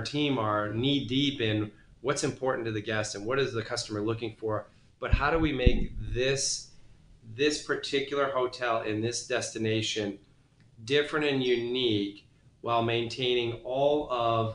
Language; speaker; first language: English; native; English